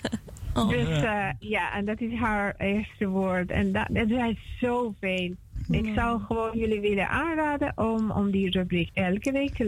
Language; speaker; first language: Dutch; non-native, fluent; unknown